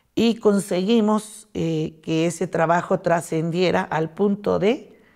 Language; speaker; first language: Spanish; native; Spanish